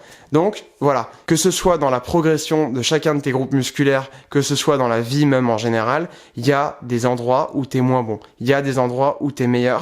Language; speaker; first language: French; native; French